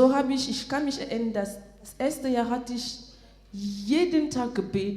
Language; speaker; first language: German; non-native, fluent; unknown